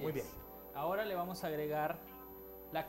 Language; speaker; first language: Spanish; native; Spanish